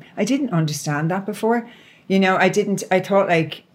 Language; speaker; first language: English; native; English